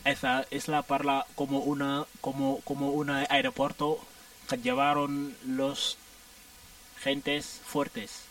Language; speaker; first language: Spanish; non-native, learner; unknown